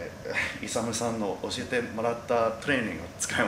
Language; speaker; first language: Japanese; non-native, fluent; English